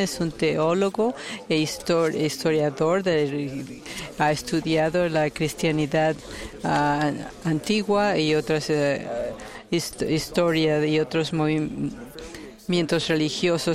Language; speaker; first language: Spanish; non-native, fluent; English